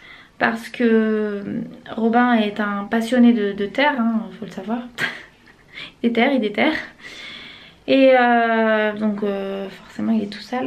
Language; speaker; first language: French; native; French